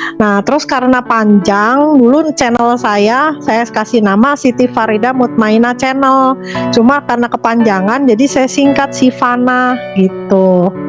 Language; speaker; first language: Indonesian; native; Indonesian